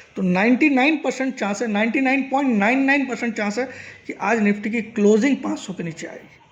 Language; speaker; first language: Hindi; native; Hindi